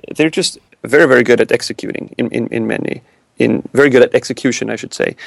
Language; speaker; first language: English; non-native, fluent; Swedish